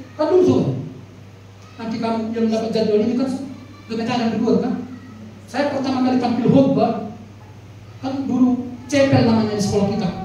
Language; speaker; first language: Indonesian; non-native, local second language; Batak Toba